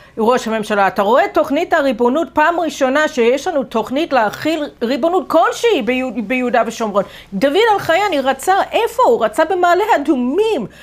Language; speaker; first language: Hebrew; non-native, fluent; English